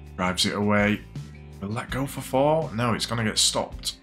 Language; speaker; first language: English; native; English